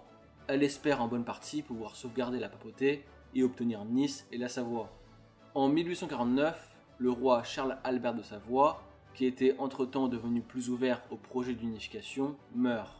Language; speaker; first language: French; native; French